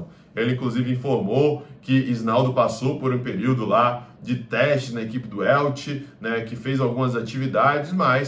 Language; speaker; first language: Portuguese; native; Portuguese